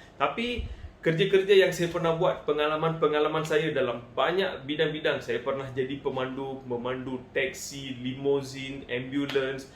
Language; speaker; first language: Malay; non-native, local second language; Tamil